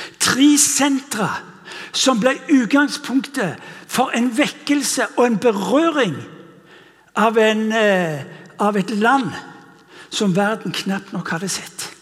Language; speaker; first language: Norwegian; non-native, fluent; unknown